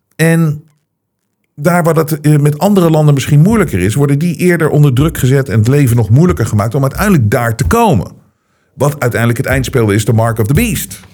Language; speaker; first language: Dutch; native; Dutch